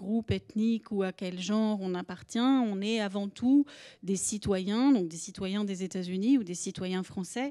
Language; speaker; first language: French; native; French